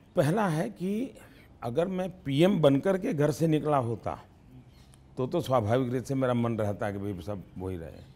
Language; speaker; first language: Hindi; non-native, local second language; Gujarati